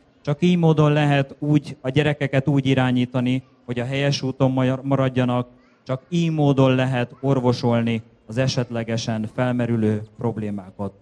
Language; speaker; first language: Hungarian; native; Hungarian